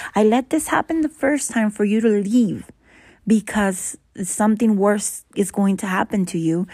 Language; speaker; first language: English; early bilingual, other home language; Spanish